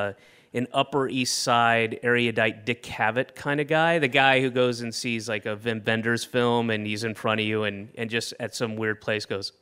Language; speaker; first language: English; native; English